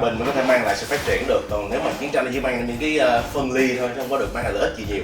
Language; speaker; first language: Vietnamese; native; Vietnamese